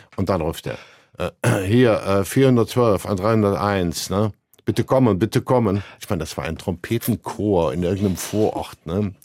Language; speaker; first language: German; native; German